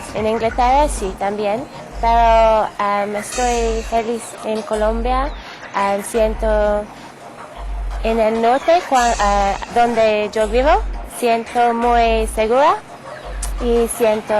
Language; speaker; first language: Spanish; non-native, learner; English